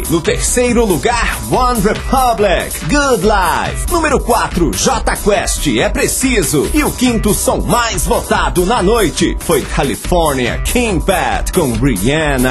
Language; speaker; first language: Portuguese; native; Portuguese